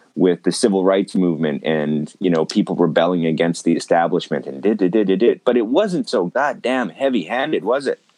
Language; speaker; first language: English; native; English